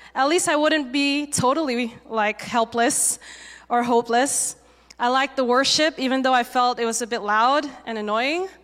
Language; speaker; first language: English; native; English